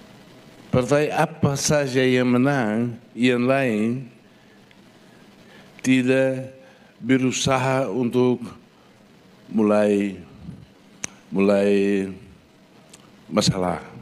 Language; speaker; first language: Indonesian; non-native, fluent; Portuguese